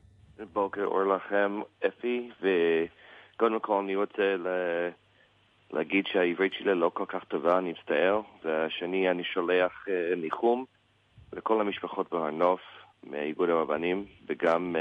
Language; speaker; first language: Hebrew; non-native, learner; English